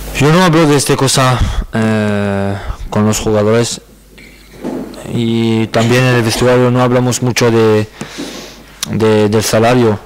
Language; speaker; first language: Spanish; non-native, learner; French